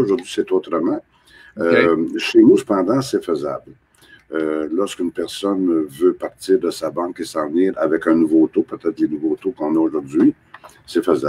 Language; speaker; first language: French; native; French